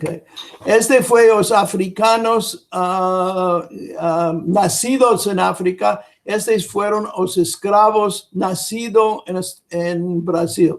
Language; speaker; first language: Spanish; non-native, fluent; English